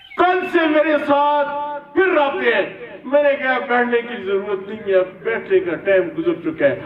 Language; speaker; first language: Urdu; non-native, local second language; Pashto